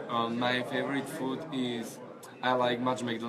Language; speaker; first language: English; non-native, learner; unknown